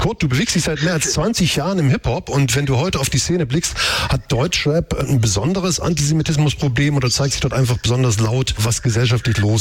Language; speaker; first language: German; native; German